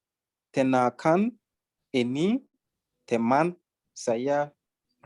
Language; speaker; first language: Indonesian; non-native, learner; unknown